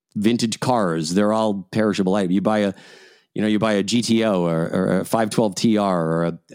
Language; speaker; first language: English; native; English